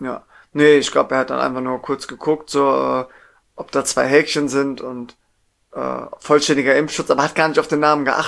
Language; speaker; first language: German; native; German